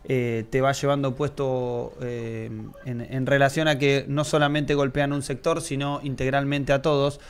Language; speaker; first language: Spanish; native; Spanish